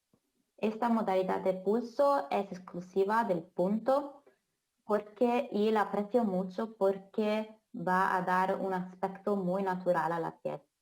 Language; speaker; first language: Spanish; non-native, fluent; Italian